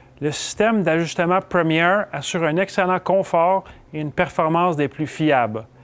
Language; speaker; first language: French; native; French